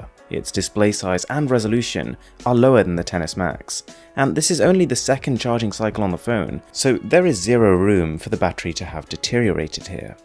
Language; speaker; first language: English; native; English